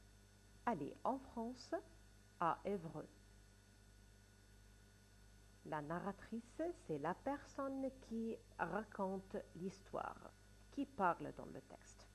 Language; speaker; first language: French; non-native, fluent; Arabic